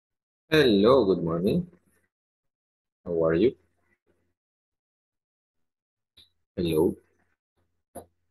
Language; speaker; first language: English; non-native, fluent; Spanish